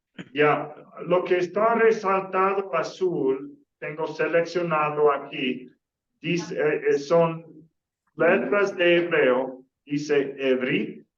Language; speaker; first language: Spanish; non-native, fluent; English